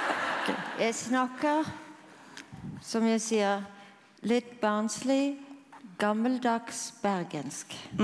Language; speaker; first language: English; early bilingual, other home language; Norwegian